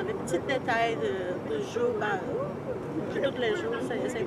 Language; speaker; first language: French; non-native, fluent; Portuguese